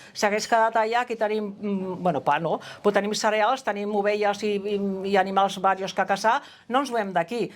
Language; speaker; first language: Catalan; non-native, local second language; Spanish